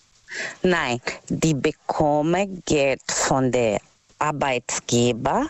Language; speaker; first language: German; non-native, learner; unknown